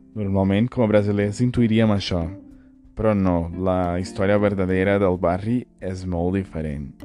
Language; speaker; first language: Catalan; non-native, fluent; Portuguese